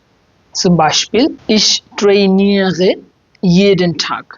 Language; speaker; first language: German; non-native, fluent; Bangla